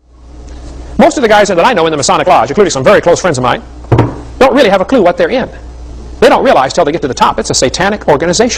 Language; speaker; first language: English; native; English